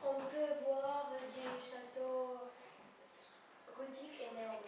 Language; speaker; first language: French; non-native, learner; Ukrainian